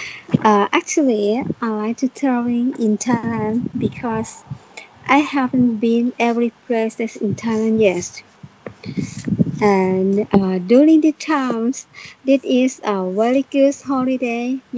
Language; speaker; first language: English; non-native, learner; Thai